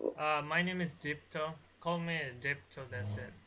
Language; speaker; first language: English; non-native, learner; Bangla